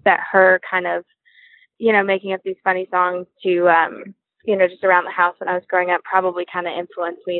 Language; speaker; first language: English; native; English